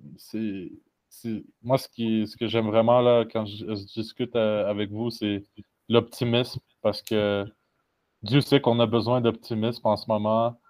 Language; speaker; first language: French; native; French